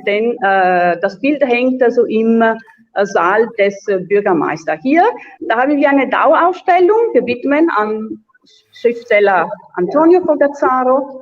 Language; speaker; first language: German; non-native, fluent; Italian